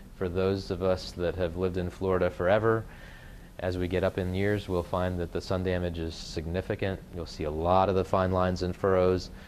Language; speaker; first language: English; native; English